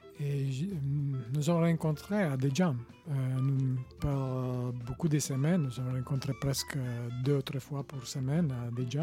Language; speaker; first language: French; non-native, learner; Italian